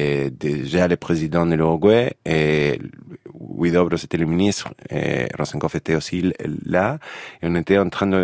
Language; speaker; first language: French; non-native, fluent; Spanish